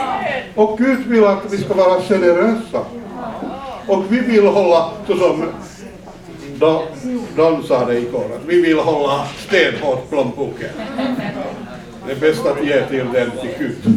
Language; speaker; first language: Swedish; non-native, fluent; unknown